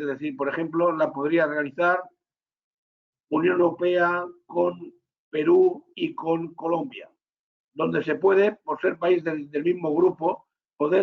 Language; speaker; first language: Spanish; native; Spanish